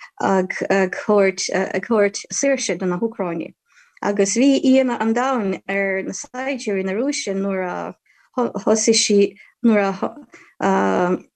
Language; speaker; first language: Irish; non-native, fluent; Ukrainian